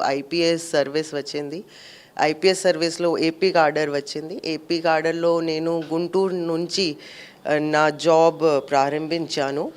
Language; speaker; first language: Telugu; non-native, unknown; Hindi